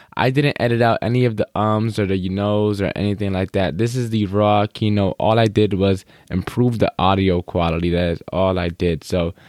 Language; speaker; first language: English; native; English